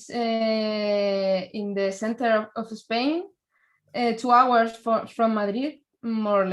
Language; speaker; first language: English; non-native, learner; Spanish